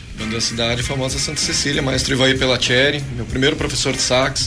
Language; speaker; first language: Portuguese; native; Portuguese